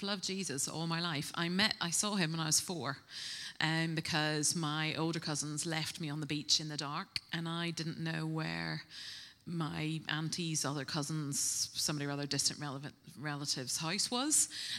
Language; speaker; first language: English; native; English